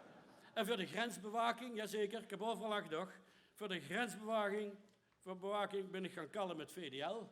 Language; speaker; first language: Dutch; native; Dutch